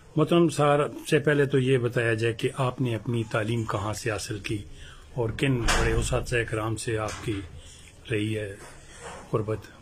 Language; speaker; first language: Urdu; non-native, local second language; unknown